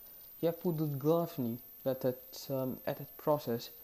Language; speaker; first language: Russian; non-native, fluent; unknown